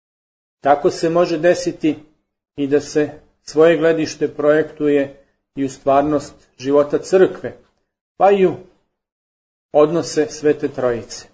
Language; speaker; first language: Serbian; native; Serbian